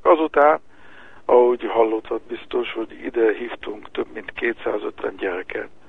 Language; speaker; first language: Hungarian; early bilingual, heritage; Hebrew